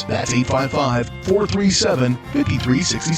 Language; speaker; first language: English; native; English